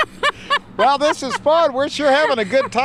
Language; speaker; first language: English; native; English